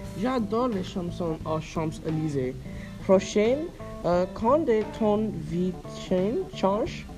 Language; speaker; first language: French; non-native, learner; English